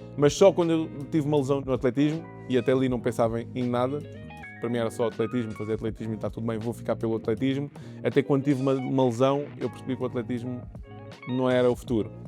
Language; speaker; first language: Portuguese; early bilingual, other home language; Kabuverdianu